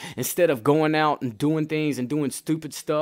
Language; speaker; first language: English; native; English